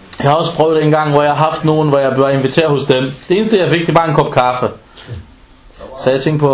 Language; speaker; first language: Danish; non-native, local second language; Arabic